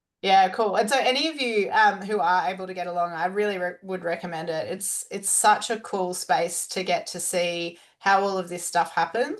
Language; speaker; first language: English; native; English